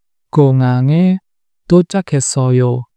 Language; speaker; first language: Korean; non-native, fluent; Indonesian